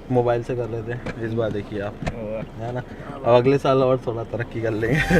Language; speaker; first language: Hindi; native; Hindi